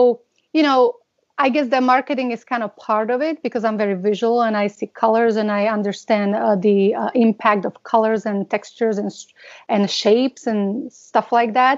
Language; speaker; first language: English; non-native, fluent; Slovak